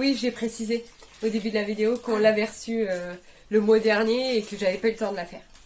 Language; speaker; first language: French; native; French